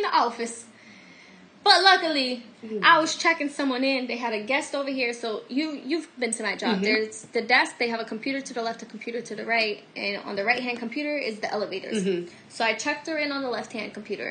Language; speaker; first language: English; non-native, fluent; Albanian